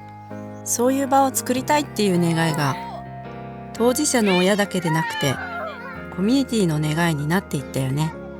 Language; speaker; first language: Japanese; native; Japanese